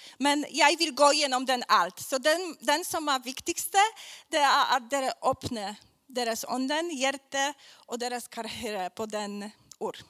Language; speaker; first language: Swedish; non-native, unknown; Polish